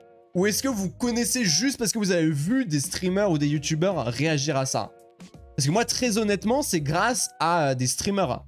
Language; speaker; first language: French; native; French